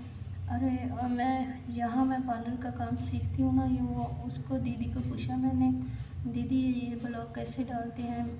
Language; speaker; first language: Hindi; native; Hindi